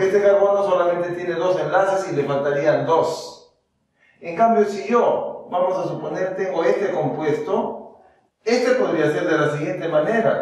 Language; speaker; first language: Spanish; native; Spanish